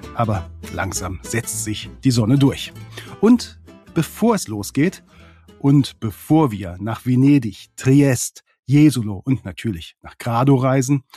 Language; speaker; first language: German; native; German